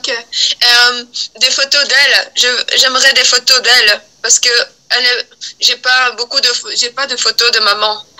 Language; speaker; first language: French; early bilingual, other home language; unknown